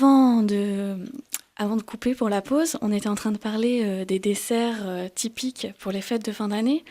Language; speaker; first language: French; native; French